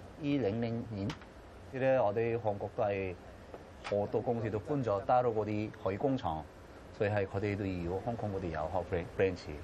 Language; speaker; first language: Cantonese; non-native, fluent; Korean